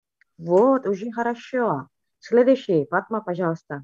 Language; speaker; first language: Russian; non-native, fluent; Indonesian